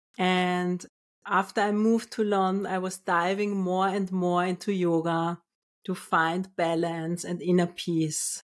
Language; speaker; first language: English; non-native, fluent; German